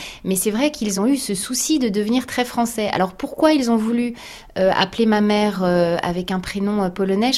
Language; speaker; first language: French; native; French